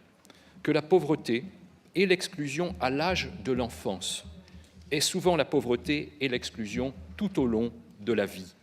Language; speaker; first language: French; native; French